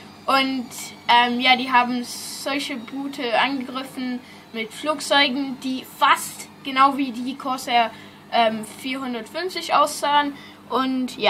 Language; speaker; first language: German; non-native, fluent; English